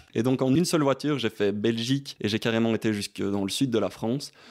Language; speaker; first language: French; native; French